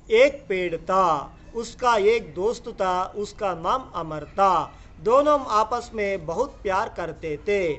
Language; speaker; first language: Hindi; non-native, local second language; Telugu